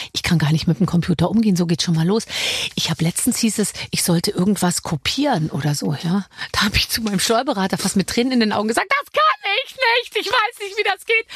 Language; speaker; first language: German; native; German